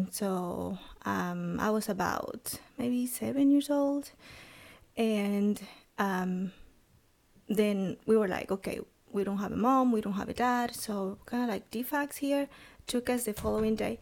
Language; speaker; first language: English; non-native, fluent; Spanish